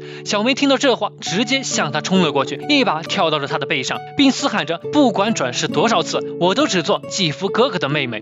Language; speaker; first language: Chinese; native; Chinese